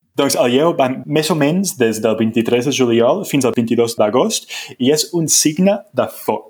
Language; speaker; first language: Catalan; non-native, fluent; English